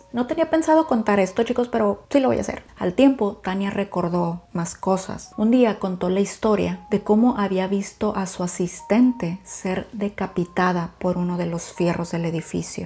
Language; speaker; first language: Spanish; native; Spanish